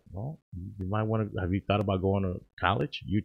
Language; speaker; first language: English; early bilingual, other home language; Spanish